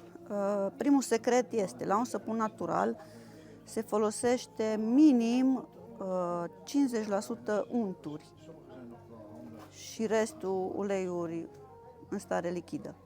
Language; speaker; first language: Romanian; native; Romanian